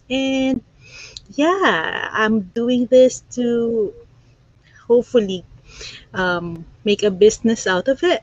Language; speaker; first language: English; non-native, local second language; Filipino